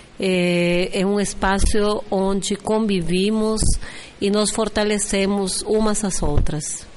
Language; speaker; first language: Portuguese; non-native, fluent; Spanish